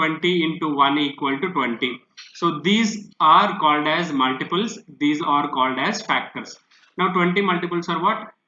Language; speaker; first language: English; non-native, local second language; Telugu